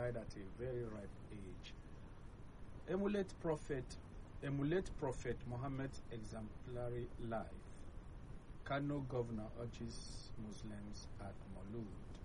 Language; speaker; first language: English; non-native, local second language; Yoruba